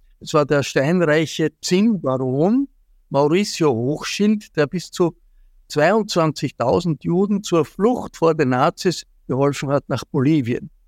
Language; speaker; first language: German; native; German